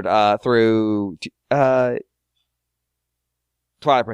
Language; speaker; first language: English; native; English